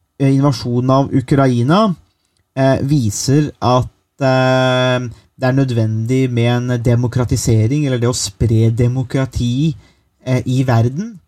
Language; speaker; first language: Norwegian; native; Norwegian